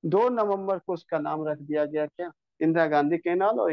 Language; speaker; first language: Hindi; non-native, local second language; Bangla